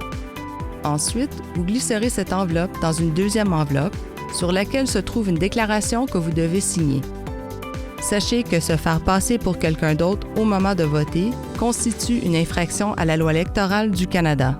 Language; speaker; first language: French; native; French